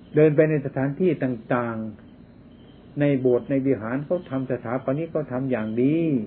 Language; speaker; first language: Thai; non-native, local second language; Lao